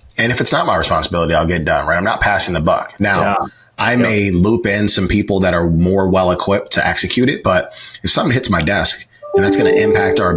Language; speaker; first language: English; native; English